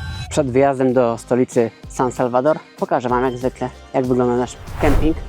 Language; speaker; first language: Polish; native; Polish